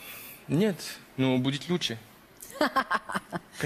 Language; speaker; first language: Russian; early bilingual, heritage; French